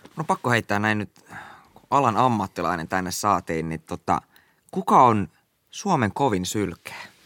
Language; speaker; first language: Finnish; native; Finnish